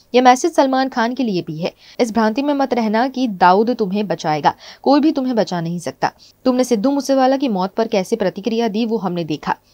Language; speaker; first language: Hindi; native; Hindi